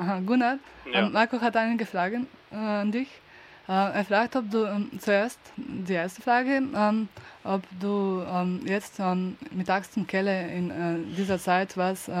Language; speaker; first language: German; non-native, learner; Slovenian